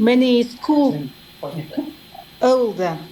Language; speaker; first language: English; non-native, learner; Kazakh